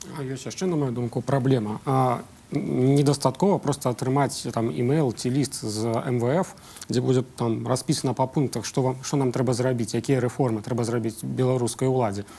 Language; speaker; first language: Belarusian; non-native, local second language; Russian